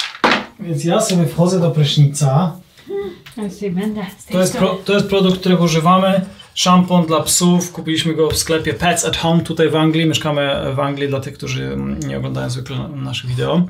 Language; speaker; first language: Polish; native; Polish